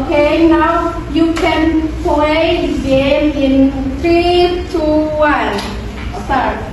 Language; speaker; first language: English; non-native, learner; Indonesian